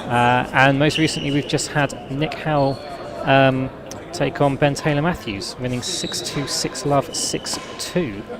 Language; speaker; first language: English; native; English